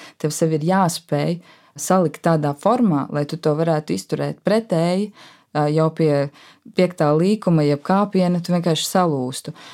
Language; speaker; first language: Latvian; native; Latvian